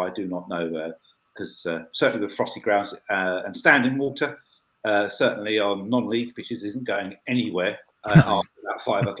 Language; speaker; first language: English; native; English